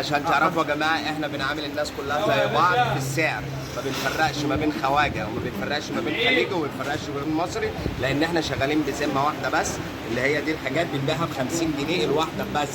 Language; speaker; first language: Arabic; native; Arabic